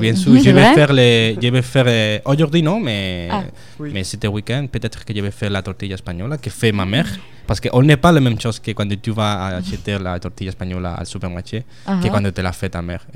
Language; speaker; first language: French; non-native, learner; Spanish